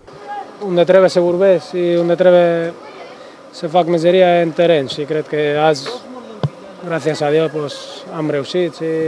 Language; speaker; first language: Romanian; non-native, fluent; Spanish